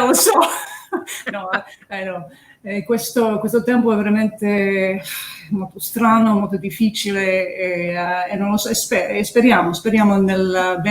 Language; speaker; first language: Italian; early bilingual, heritage; English